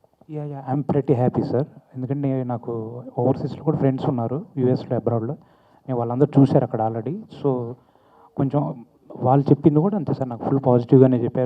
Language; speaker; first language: Telugu; native; Telugu